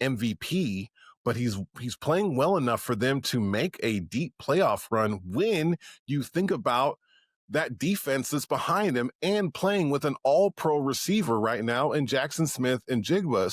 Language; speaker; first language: English; native; English